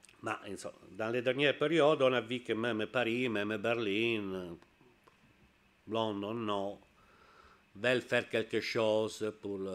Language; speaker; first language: French; non-native, learner; Italian